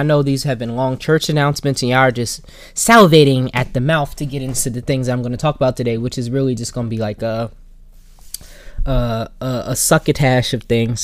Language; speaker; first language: English; native; English